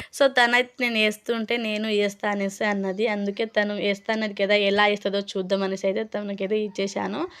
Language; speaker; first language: Telugu; non-native, local second language; Lambadi